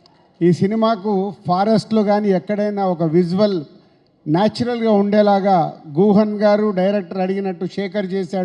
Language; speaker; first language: Telugu; native; Telugu